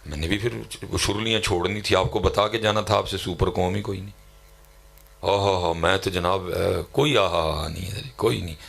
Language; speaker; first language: Urdu; non-native, local second language; Punjabi